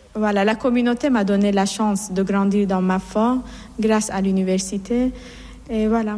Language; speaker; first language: French; non-native, fluent; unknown